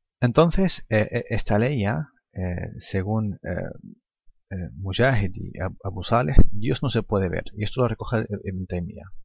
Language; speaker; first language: Spanish; non-native, fluent; Arabic